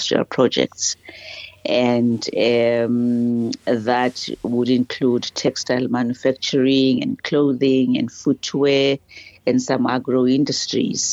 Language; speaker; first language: English; non-native, local second language; Southern Sotho